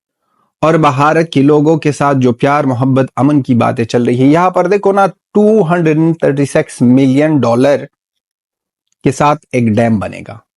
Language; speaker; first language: Hindi; non-native, fluent; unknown